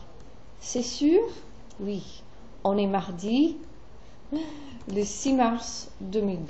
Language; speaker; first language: French; non-native, fluent; English